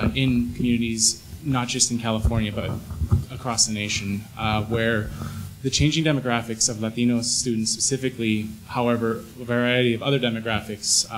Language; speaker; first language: English; early bilingual, other home language; Spanish